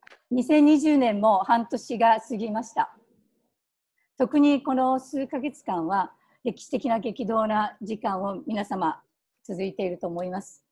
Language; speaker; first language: Japanese; native; Japanese